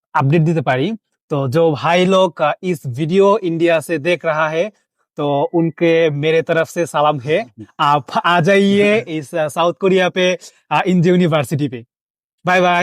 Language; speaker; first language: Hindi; non-native, learner; Bangla